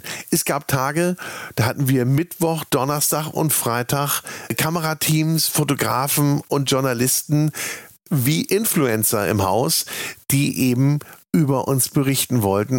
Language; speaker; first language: German; native; German